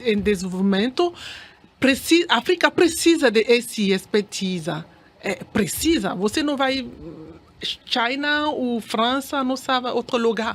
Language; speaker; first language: Portuguese; non-native, learner; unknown